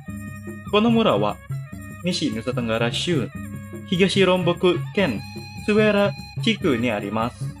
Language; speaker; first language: Japanese; non-native, fluent; Indonesian